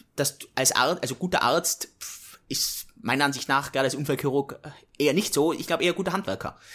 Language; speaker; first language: German; native; German